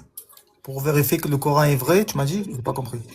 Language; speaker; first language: French; native; French